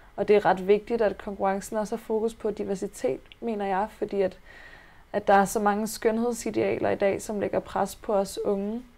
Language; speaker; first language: Danish; native; Danish